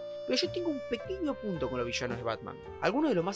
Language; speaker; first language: Spanish; native; Spanish